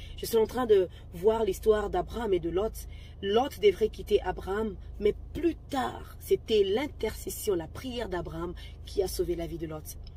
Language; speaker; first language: French; non-native, local second language; Lingala